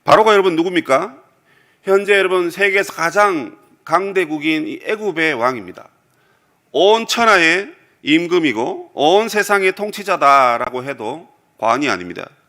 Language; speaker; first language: Korean; native; Korean